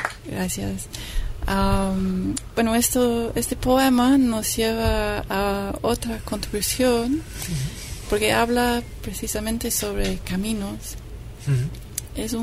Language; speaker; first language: Spanish; non-native, fluent; English